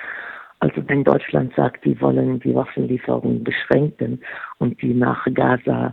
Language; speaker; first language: German; non-native, fluent; Arabic